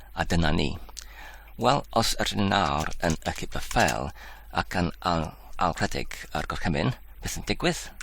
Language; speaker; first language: Welsh; non-native, local second language; English